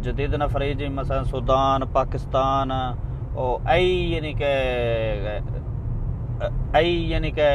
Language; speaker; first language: Arabic; non-native, learner; Punjabi